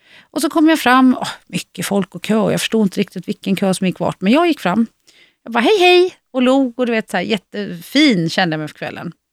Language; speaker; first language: Swedish; native; Swedish